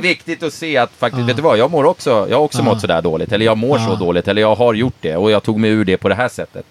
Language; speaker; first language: Swedish; native; Swedish